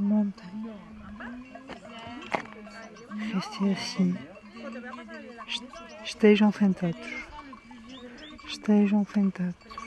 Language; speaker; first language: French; non-native, fluent; Portuguese